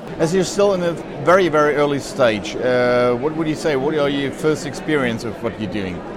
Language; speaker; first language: English; non-native, fluent; German